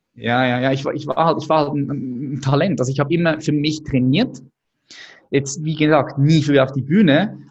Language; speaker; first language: German; native; German